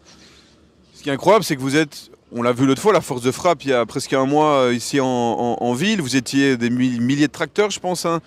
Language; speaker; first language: French; native; French